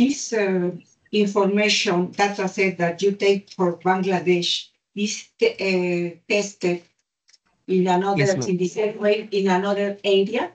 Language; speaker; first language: English; non-native, learner; Spanish